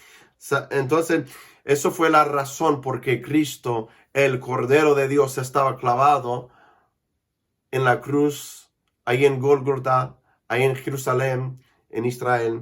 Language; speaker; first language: Spanish; non-native, fluent; English